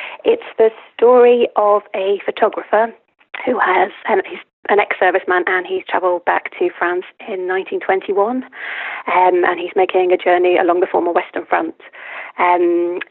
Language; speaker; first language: English; native; English